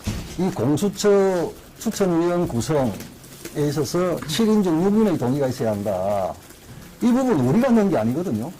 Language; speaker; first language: Korean; native; Korean